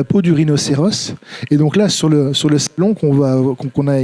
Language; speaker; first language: French; native; French